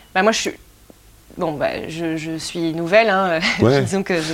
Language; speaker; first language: French; native; French